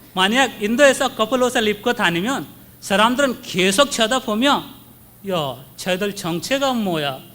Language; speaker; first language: Korean; non-native, fluent; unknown